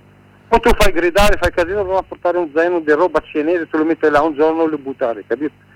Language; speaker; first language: Italian; non-native, learner; Arabic